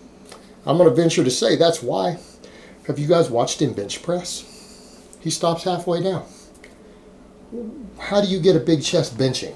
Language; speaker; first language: English; native; English